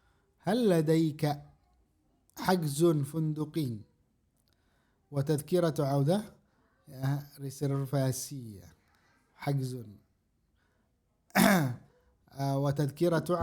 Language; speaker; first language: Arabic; non-native, fluent; Indonesian